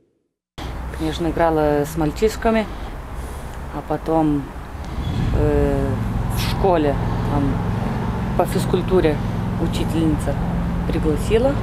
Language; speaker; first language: Russian; non-native, learner; Lithuanian